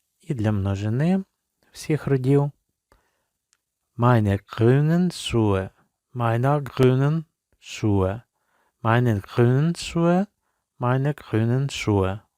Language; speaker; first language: German; non-native, fluent; Ukrainian